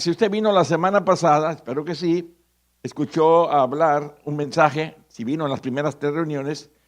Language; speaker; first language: Spanish; native; Spanish